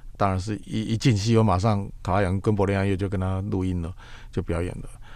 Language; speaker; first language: Chinese; native; Chinese